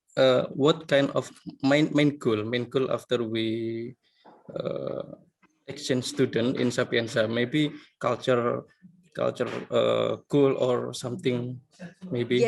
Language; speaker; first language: English; non-native, learner; Indonesian